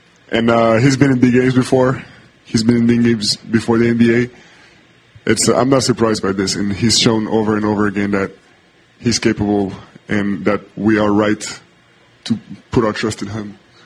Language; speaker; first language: English; non-native, fluent; French